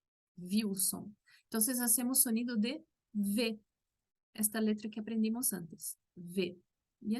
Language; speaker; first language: Spanish; non-native, local second language; Portuguese